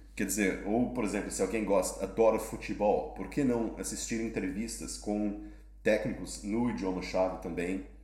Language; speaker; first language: Portuguese; native; Portuguese